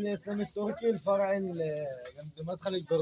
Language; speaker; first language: Arabic; native; Arabic